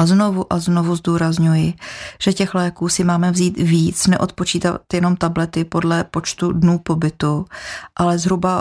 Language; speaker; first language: Czech; native; Czech